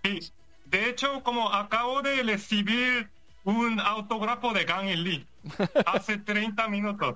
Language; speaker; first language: Spanish; non-native, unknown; Korean